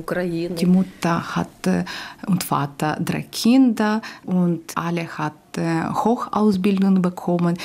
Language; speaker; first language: German; non-native, learner; Ukrainian